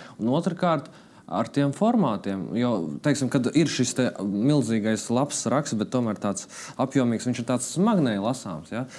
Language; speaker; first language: Latvian; non-native, local second language; Russian